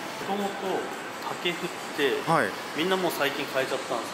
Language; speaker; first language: Japanese; native; Japanese